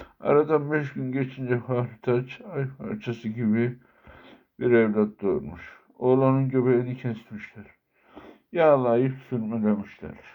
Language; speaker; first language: Turkish; native; Turkish